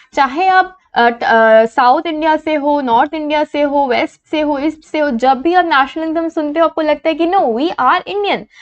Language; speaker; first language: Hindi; non-native, local second language; Assamese